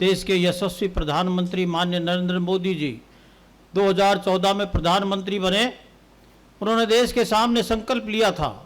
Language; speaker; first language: Hindi; native; Hindi